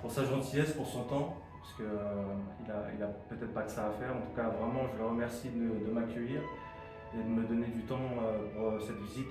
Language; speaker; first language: French; native; French